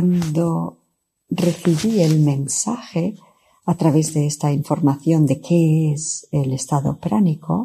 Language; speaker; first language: Spanish; non-native, fluent; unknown